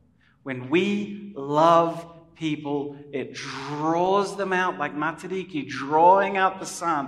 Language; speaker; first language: English; native; English